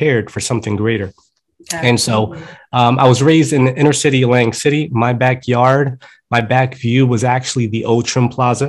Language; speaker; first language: English; early bilingual, other home language; Spanish